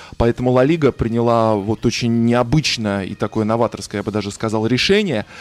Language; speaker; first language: Russian; native; Russian